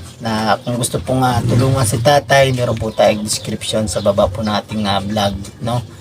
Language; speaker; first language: Filipino; non-native, local second language; Cebuano